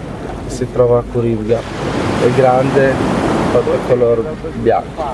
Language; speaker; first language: Italian; non-native, learner; Arabic